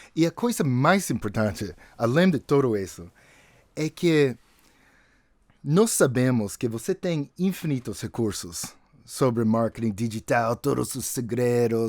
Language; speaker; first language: Portuguese; non-native, fluent; English